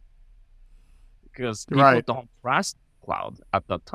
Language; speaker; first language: English; non-native, fluent; Japanese